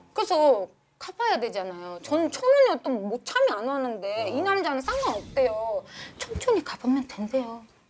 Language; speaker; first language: Korean; non-native, fluent; Uzbek